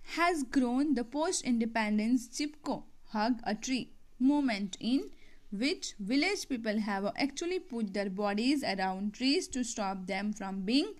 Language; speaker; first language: English; non-native, local second language; Gujarati